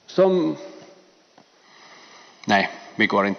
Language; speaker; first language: Swedish; non-native, fluent; Finnish